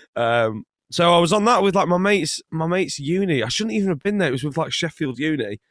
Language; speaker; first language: English; native; English